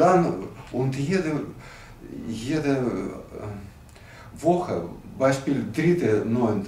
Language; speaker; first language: German; non-native, learner; Russian